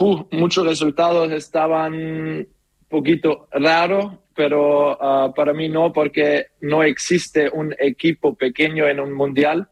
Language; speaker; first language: Spanish; non-native, learner; German